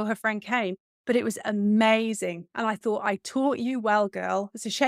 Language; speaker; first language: English; native; English